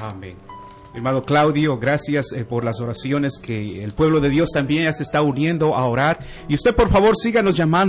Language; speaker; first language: Spanish; native; Spanish